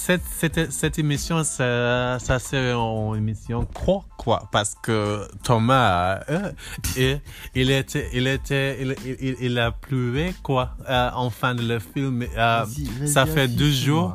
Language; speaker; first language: French; non-native, learner; English